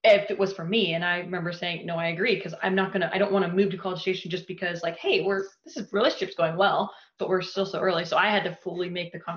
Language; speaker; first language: English; native; English